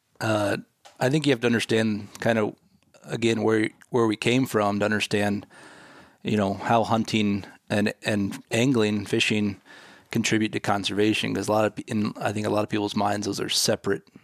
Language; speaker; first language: English; native; English